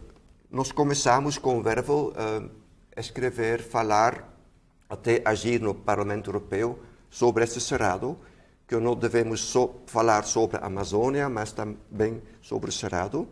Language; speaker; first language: Portuguese; non-native, fluent; Dutch